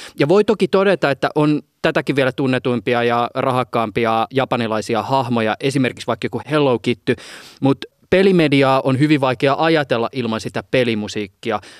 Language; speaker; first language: Finnish; native; Finnish